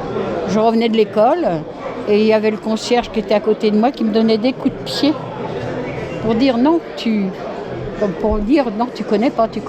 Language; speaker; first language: French; native; French